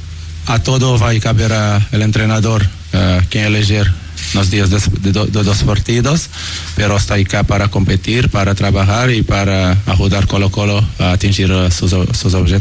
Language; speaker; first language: Spanish; non-native, fluent; Portuguese